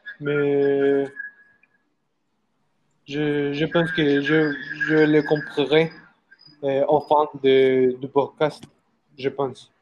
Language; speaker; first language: French; non-native, learner; Spanish